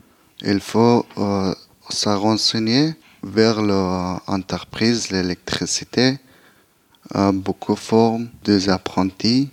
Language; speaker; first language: French; non-native, learner; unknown